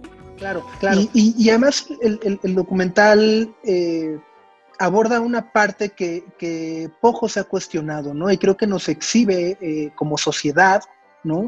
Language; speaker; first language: Spanish; native; Spanish